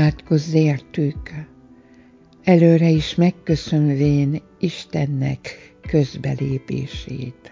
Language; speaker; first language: Hungarian; native; Hungarian